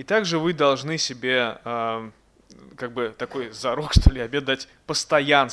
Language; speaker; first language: Russian; native; Russian